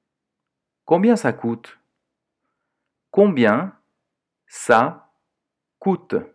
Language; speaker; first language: French; non-native, fluent; Portuguese